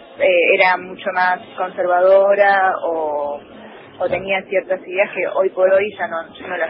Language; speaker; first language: Spanish; early bilingual, other home language; Korean